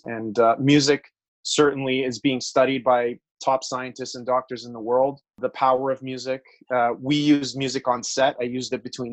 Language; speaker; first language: English; native; English